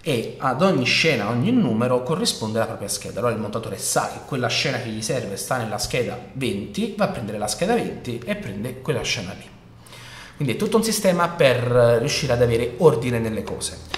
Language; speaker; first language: Italian; native; Italian